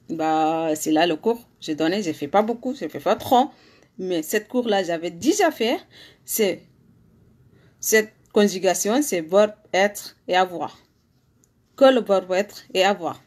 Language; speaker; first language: French; non-native, learner; Arabic